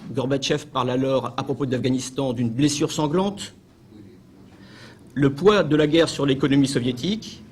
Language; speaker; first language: French; native; French